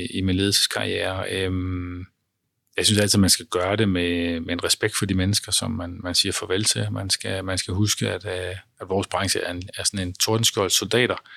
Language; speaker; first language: Danish; native; Danish